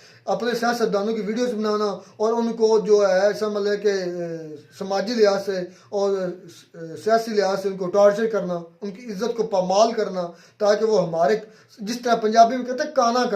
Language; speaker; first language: Urdu; non-native, local second language; Kashmiri